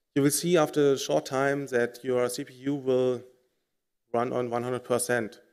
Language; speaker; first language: English; non-native, fluent; German